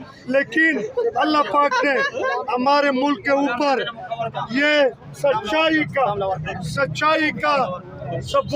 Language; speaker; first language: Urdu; non-native, local second language; Pashto